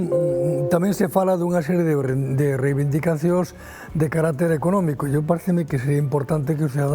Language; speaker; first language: Galician; native; Galician